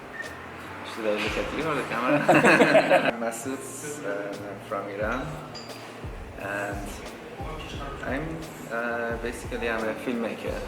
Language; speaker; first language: English; non-native, fluent; Persian